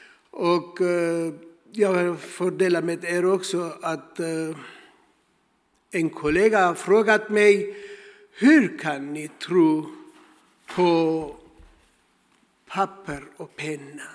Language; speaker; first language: Swedish; non-native, learner; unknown